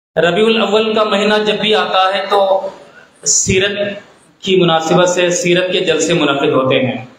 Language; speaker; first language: Urdu; native; Urdu